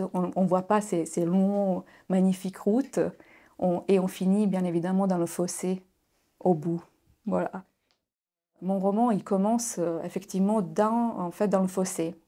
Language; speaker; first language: French; non-native, fluent; Bosnian